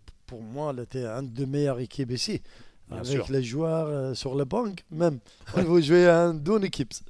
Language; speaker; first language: French; non-native, learner; Arabic